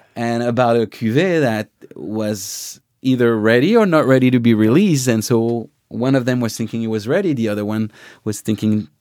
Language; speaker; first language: English; non-native, fluent; French